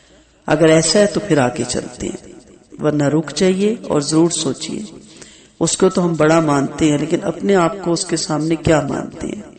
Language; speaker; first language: Urdu; native; Urdu